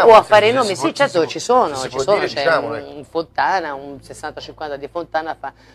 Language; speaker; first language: Italian; native; Italian